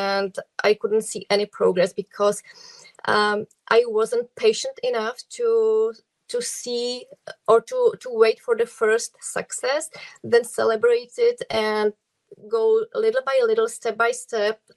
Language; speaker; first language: English; non-native, fluent; Czech